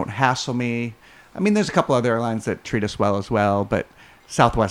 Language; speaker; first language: English; native; English